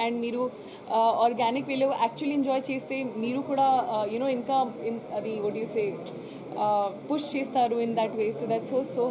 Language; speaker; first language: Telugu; non-native, learner; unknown